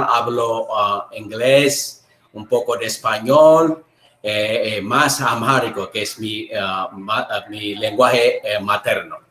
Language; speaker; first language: Spanish; non-native, learner; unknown